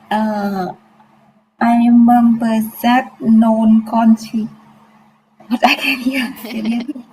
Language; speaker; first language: English; non-native, learner; Vietnamese